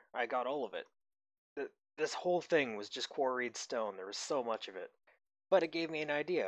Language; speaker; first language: English; native; English